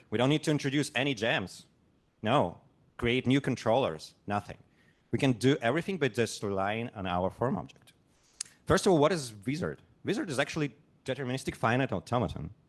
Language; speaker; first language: English; non-native, fluent; Russian